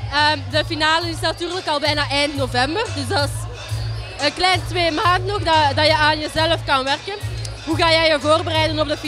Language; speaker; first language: Dutch; native; Dutch